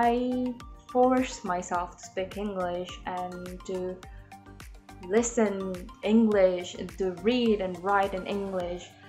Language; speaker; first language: English; non-native, learner; Indonesian